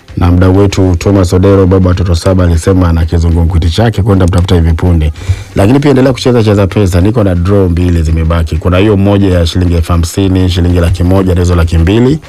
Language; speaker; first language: Swahili; native; Swahili